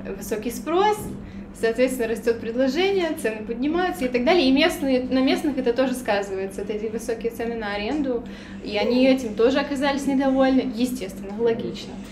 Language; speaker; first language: Russian; native; Russian